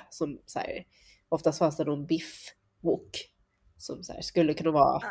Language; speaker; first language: Swedish; early bilingual, other home language; Chinese